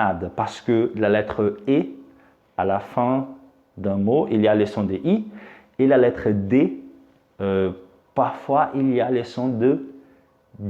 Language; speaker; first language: French; non-native, fluent; Portuguese